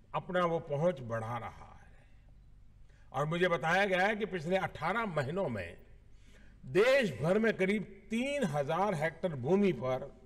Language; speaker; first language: Hindi; native; Hindi